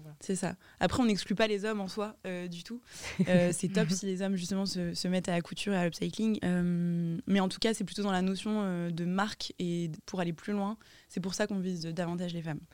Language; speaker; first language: French; native; French